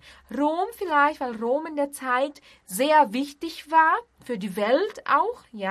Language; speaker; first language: German; non-native, fluent; Portuguese